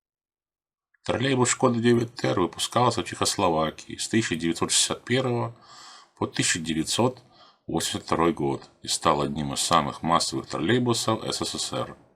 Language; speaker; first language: Russian; native; Russian